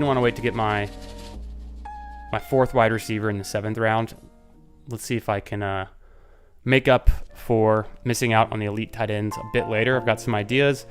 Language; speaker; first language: English; native; English